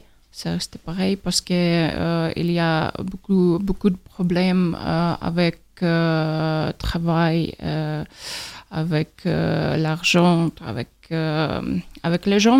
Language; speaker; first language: French; non-native, learner; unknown